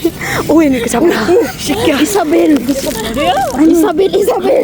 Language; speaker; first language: Korean; non-native, learner; Filipino